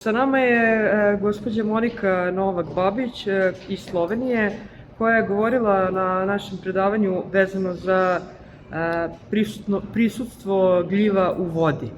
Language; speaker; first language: Bosnian; native; Bosnian